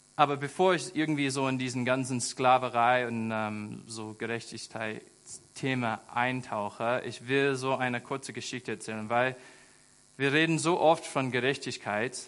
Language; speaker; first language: German; non-native, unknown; English